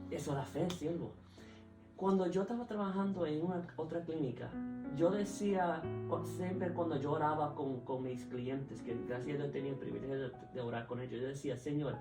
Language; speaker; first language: Spanish; early bilingual, heritage; Spanish